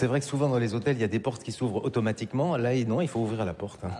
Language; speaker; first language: French; native; French